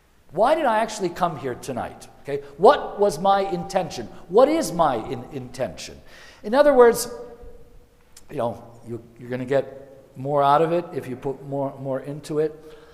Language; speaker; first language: English; early bilingual, other home language; Ukrainian